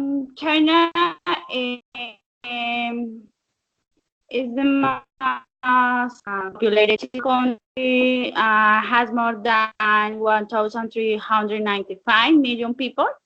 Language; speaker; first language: English; non-native, learner; Spanish